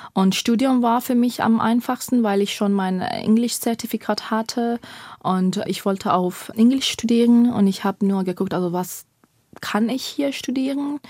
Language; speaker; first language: German; non-native, fluent; Persian